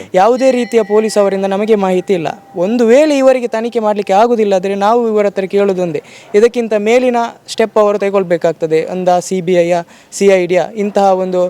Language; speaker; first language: Kannada; native; Kannada